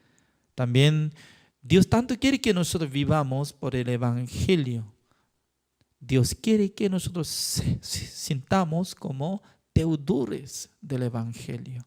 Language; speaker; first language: Spanish; non-native, fluent; Korean